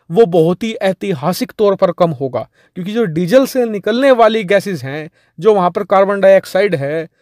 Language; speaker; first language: Hindi; native; Hindi